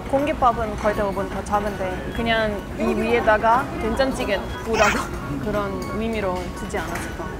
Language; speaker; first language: Korean; non-native, fluent; Italian